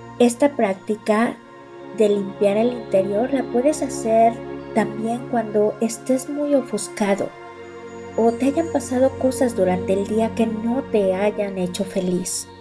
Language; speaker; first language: Spanish; native; Spanish